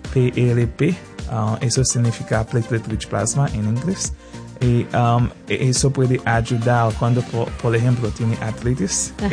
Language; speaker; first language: Spanish; non-native, fluent; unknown